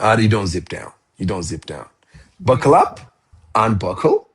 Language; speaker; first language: English; non-native, fluent; Amharic